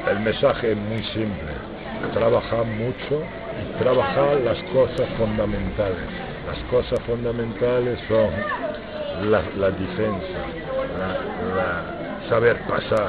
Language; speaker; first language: Spanish; non-native, fluent; French